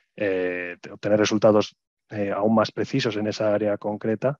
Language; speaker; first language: Spanish; native; Spanish